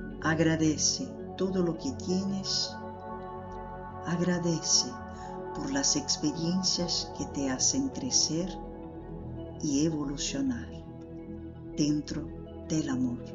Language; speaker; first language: Spanish; non-native, fluent; Portuguese